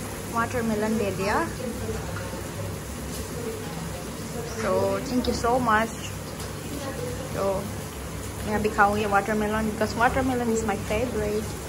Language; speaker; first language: Hindi; non-native, local second language; Kok Borok